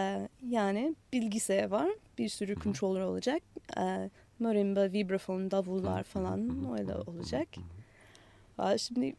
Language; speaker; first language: Turkish; non-native, fluent; English